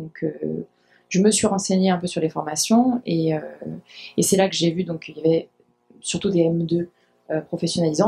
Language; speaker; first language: French; native; French